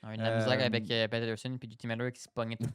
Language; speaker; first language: French; native; French